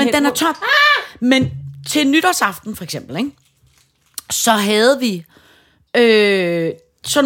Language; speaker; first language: Danish; native; Danish